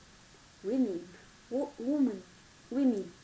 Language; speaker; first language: English; non-native, learner; Vietnamese